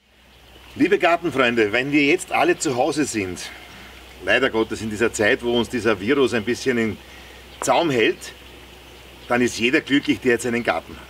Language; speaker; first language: German; native; German